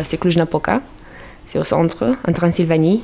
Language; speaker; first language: French; non-native, fluent; Romanian